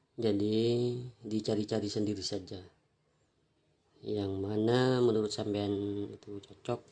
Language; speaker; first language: Indonesian; non-native, local second language; Madurese